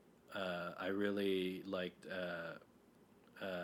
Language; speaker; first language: English; native; English